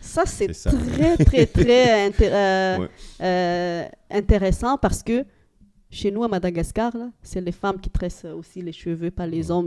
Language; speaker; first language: French; non-native, local second language; Malagasy